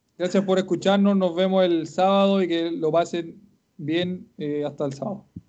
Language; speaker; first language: Spanish; native; Spanish